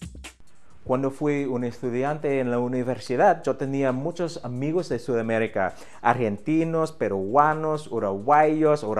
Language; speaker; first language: Spanish; non-native, learner; English